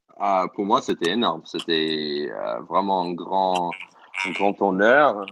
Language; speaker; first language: French; non-native, fluent; English